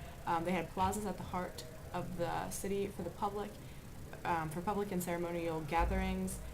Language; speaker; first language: English; native; English